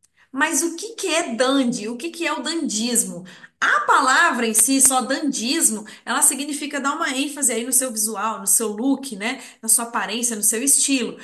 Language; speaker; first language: Portuguese; native; Portuguese